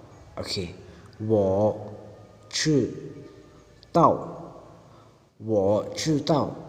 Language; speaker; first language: Chinese; non-native, fluent; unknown